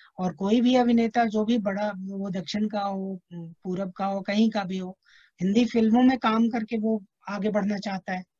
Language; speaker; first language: Hindi; native; Hindi